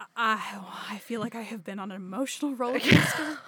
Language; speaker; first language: English; native; English